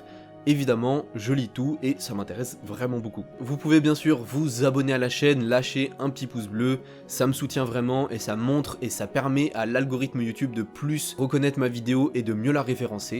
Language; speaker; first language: French; native; French